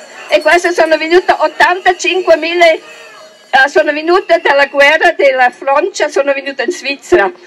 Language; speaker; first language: Italian; non-native, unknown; German